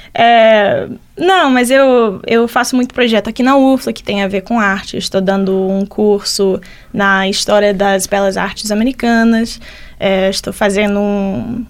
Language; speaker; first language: Portuguese; early bilingual, heritage; Portuguese